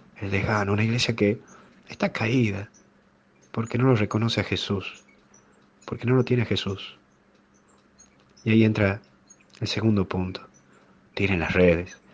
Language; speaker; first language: Spanish; native; Spanish